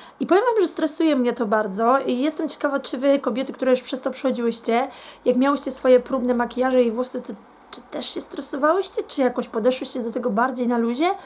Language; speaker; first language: Polish; native; Polish